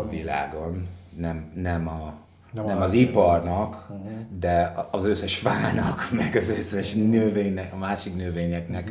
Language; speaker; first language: Hungarian; non-native, fluent; English